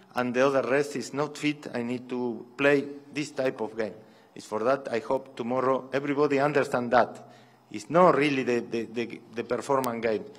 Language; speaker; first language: English; non-native, fluent; Spanish